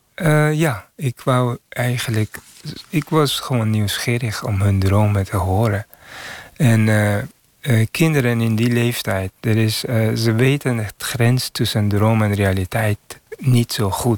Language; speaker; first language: Dutch; non-native, fluent; Persian